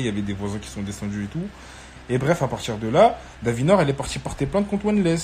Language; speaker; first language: French; native; French